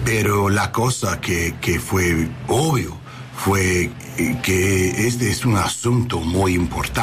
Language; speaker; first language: Spanish; non-native, learner; English